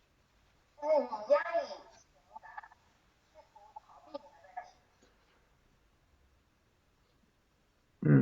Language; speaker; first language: Chinese; native; Chinese